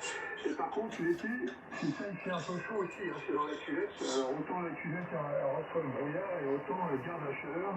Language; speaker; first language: French; native; French